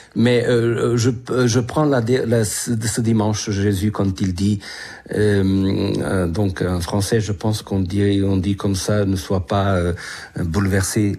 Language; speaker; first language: French; non-native, fluent; Portuguese